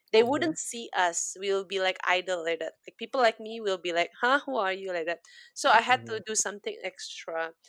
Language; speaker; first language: English; non-native, fluent; Indonesian